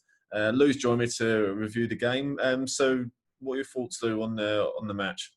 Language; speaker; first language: English; native; English